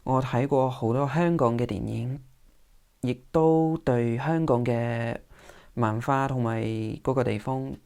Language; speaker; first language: Chinese; non-native, fluent; English